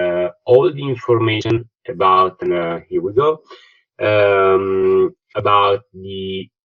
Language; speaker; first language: English; non-native, fluent; Italian